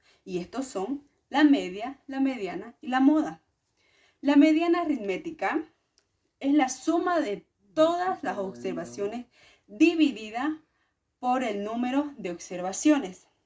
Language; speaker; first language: Spanish; native; Spanish